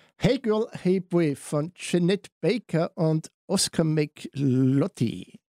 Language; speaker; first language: German; native; German